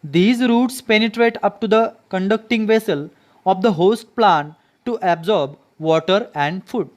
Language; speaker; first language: English; non-native, local second language; Marathi